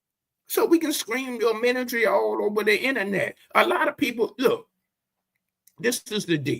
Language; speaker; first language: English; native; English